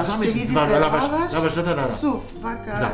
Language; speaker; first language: Macedonian; non-native, fluent; Armenian